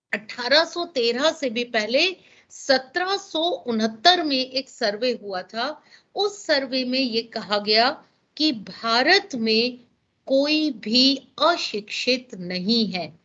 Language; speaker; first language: Hindi; non-native, local second language; Gujarati